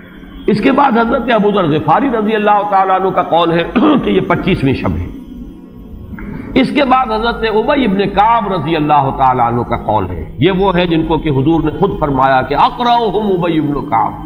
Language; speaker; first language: Urdu; native; Urdu